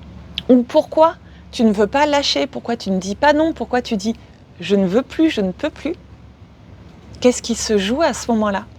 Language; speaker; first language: French; native; French